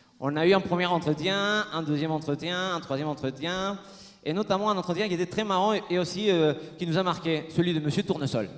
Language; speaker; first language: French; non-native, fluent; Spanish